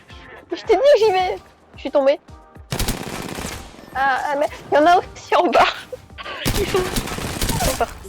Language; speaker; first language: French; native; French